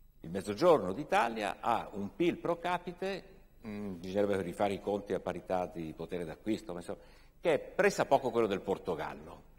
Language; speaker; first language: Italian; native; Italian